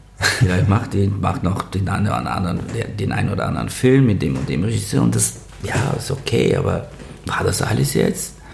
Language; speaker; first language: German; non-native, fluent; Bulgarian